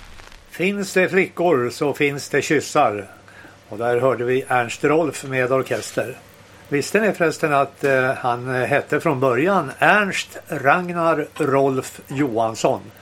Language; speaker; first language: Swedish; native; Swedish